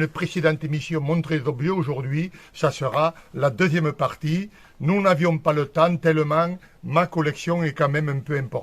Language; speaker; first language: French; native; French